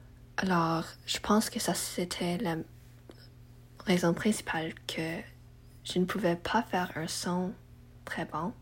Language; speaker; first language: French; non-native, learner; English